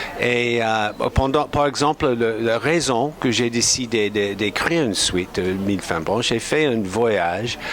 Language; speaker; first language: French; non-native, fluent; English